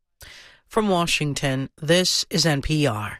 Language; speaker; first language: English; native; English